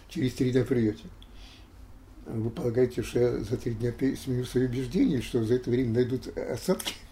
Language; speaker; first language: Russian; native; Russian